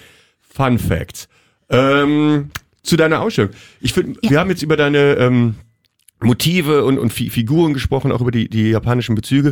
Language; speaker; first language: German; native; German